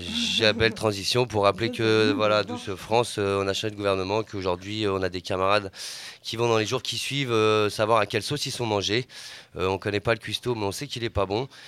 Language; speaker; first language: French; native; French